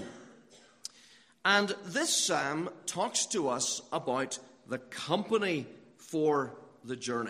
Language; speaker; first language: English; native; English